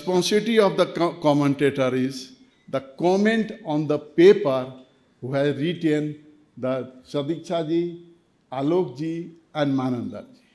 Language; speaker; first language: English; non-native, local second language; Nepali